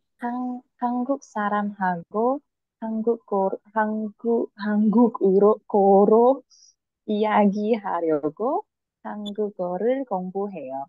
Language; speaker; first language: Korean; non-native, learner; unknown